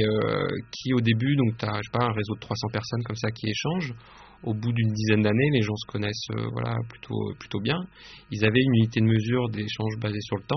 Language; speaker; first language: French; native; French